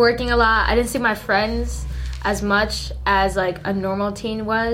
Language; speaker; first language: English; early bilingual, other home language; Min Nan Chinese